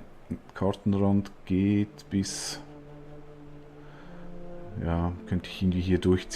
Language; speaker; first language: German; native; German